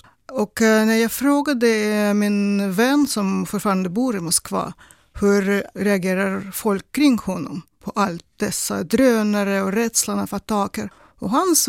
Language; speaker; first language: Swedish; non-native, fluent; Russian